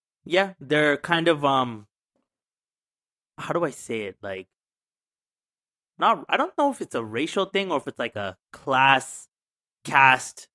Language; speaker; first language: English; early bilingual, other home language; Tamil